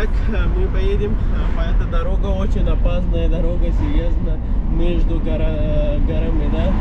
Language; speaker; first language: Russian; non-native, learner; Pashto